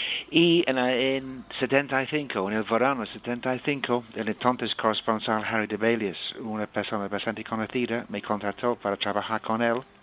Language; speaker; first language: Spanish; non-native, fluent; English